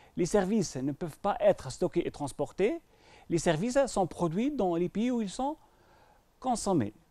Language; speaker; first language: French; non-native, local second language; Arabic